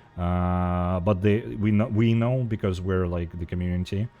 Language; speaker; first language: English; non-native, fluent; Belarusian